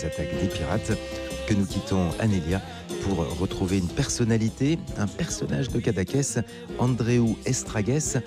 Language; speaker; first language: French; native; French